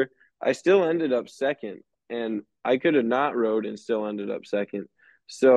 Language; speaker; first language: English; native; English